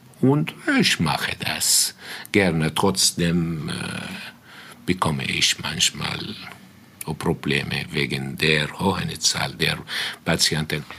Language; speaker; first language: German; non-native, fluent; Arabic